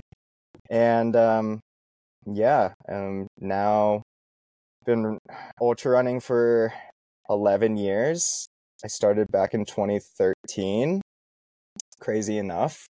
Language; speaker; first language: English; native; English